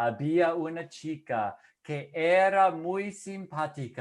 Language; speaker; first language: Spanish; non-native, fluent; English